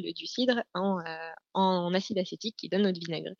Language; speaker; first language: French; native; French